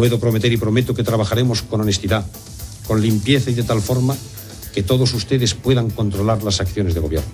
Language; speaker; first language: Spanish; native; Spanish